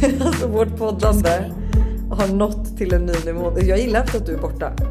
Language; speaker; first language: Swedish; native; Swedish